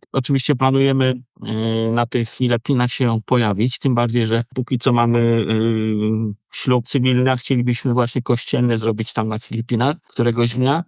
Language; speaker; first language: Polish; native; Polish